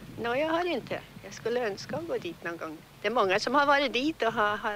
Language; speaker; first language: Swedish; early bilingual, heritage; Swedish